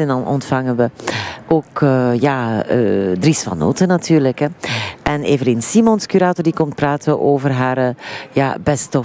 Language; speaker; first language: Dutch; native; Dutch